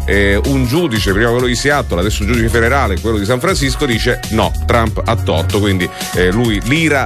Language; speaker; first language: Italian; native; Italian